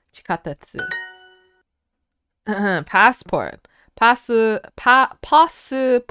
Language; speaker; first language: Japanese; non-native, learner; English